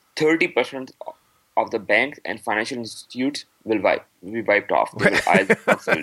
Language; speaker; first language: English; non-native, local second language; Urdu